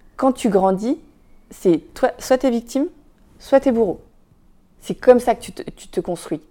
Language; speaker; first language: French; early bilingual, other home language; Vietnamese